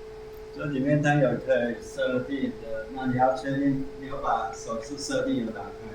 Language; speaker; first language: Chinese; native; Chinese